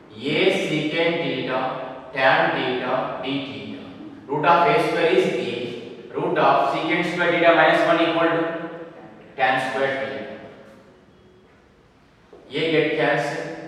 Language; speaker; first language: English; non-native, local second language; Kannada